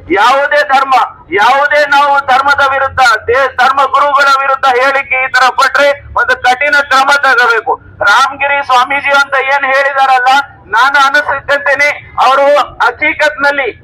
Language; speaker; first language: Kannada; non-native, local second language; Urdu